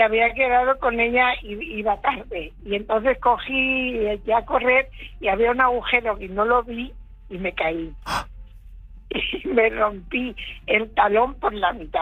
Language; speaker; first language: Spanish; native; Spanish